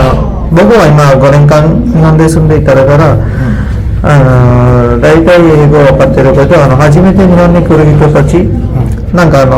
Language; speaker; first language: Japanese; non-native, learner; Sinhala